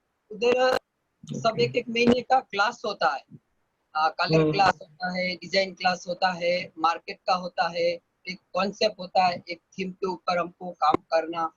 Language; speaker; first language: Hindi; non-native, local second language; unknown